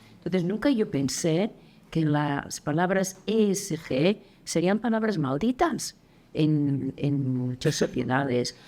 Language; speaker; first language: Spanish; native; Spanish